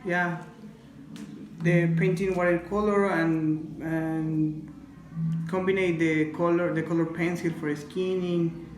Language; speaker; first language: English; non-native, learner; Spanish